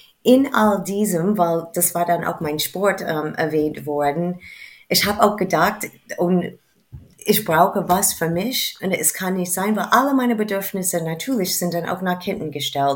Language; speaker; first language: German; non-native, fluent; English